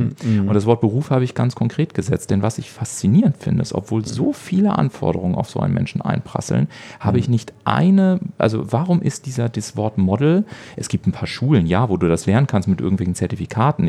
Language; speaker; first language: German; native; German